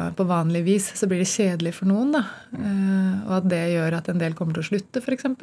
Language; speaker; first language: Norwegian; native; Norwegian